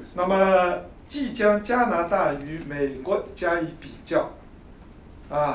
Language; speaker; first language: Chinese; native; Chinese